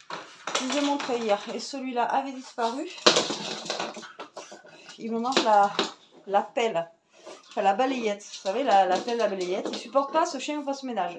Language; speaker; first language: French; native; French